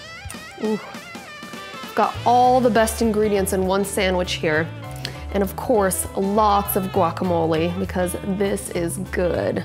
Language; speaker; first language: English; native; English